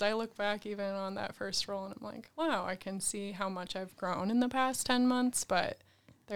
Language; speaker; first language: English; native; English